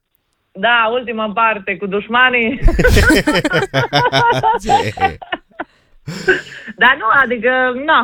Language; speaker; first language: Romanian; native; Romanian